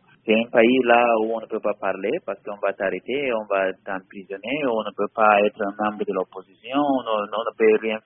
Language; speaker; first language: French; non-native, fluent; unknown